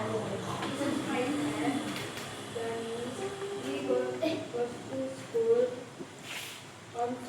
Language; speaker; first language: English; non-native, learner; Indonesian